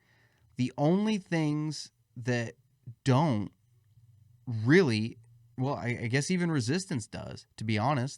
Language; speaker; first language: English; native; English